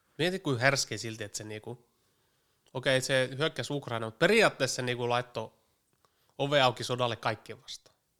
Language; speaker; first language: Finnish; native; Finnish